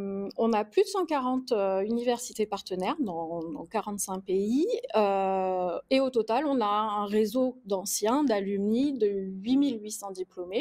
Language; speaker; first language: French; native; French